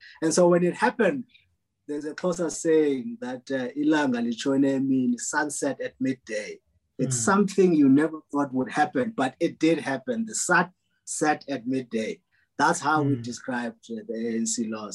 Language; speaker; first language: English; non-native, local second language; Xhosa